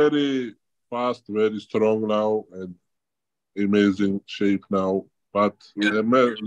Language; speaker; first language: English; non-native, learner; Georgian